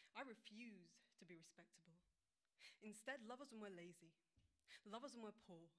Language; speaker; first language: English; native; English